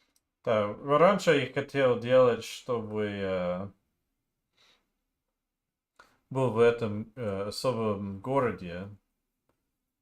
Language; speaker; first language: Russian; non-native, learner; English